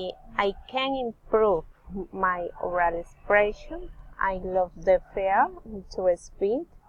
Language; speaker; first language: English; non-native, learner; Spanish